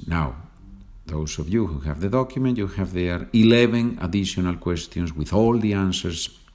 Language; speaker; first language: English; non-native, fluent; Spanish